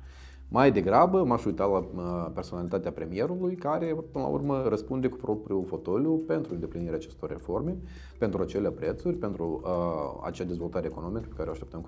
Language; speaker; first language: Romanian; native; Romanian